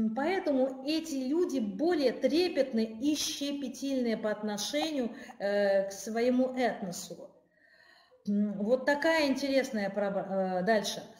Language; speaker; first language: Russian; non-native, local second language; Armenian